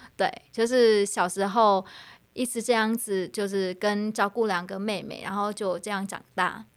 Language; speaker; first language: Chinese; non-native, fluent; Vietnamese